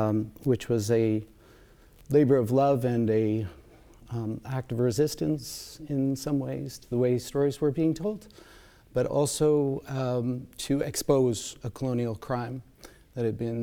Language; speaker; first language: English; native; English